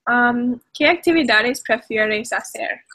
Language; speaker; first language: Spanish; non-native, learner; English